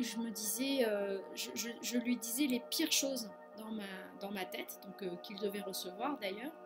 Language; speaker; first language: French; non-native, fluent; Spanish